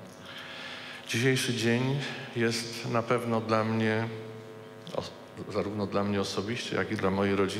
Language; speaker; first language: Polish; native; Polish